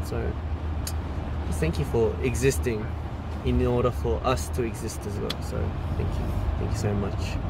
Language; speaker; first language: English; early bilingual, other home language; Korean